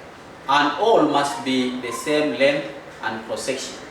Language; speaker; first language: English; non-native, local second language; Swahili